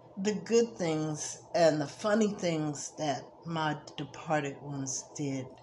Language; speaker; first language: English; native; English